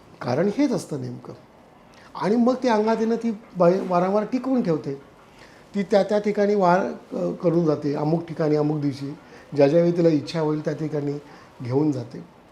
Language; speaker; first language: Marathi; native; Marathi